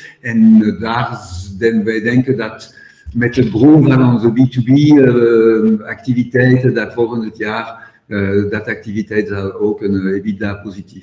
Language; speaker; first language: Dutch; non-native, local second language; French